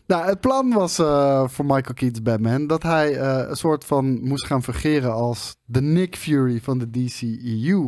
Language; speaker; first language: Dutch; native; Dutch